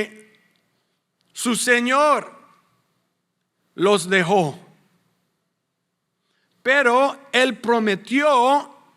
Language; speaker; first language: Spanish; non-native, fluent; English